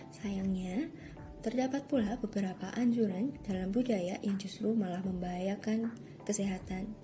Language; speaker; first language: Indonesian; native; Indonesian